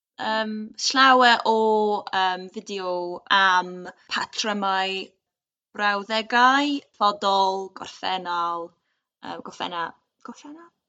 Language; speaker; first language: Welsh; non-native, local second language; English